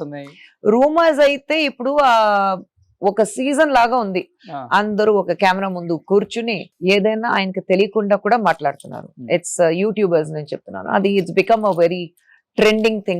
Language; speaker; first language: Telugu; non-native, fluent; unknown